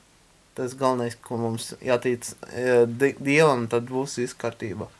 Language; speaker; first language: Latvian; non-native, local second language; Russian